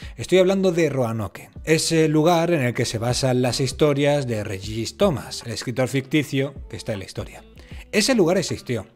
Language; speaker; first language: Spanish; native; Spanish